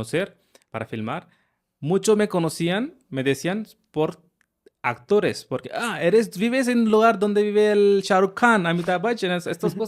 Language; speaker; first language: Spanish; non-native, fluent; Hindi